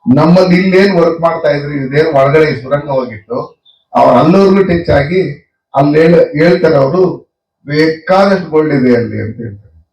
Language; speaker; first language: Kannada; native; Kannada